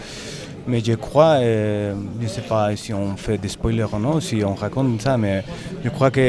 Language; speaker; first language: French; non-native, learner; Spanish